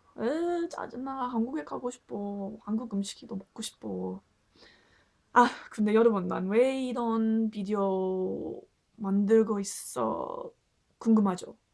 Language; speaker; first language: Korean; non-native, learner; English